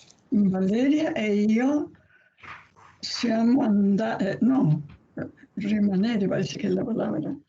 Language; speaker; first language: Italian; non-native, learner; Spanish